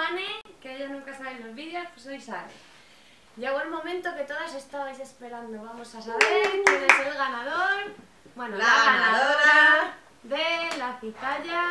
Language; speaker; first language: Spanish; native; Spanish